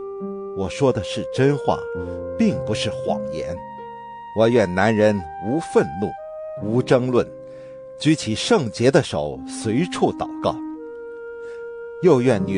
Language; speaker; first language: Chinese; native; Chinese